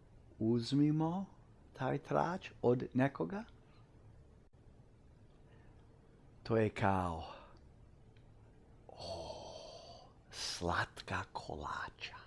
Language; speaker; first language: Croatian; early bilingual, heritage; English